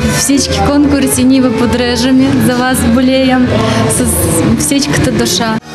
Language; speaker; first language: Bulgarian; early bilingual, heritage; Bulgarian